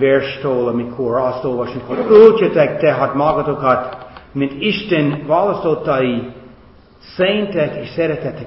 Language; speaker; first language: Hungarian; non-native, fluent; English